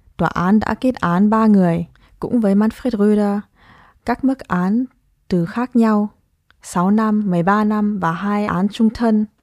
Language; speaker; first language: Vietnamese; early bilingual, heritage; Vietnamese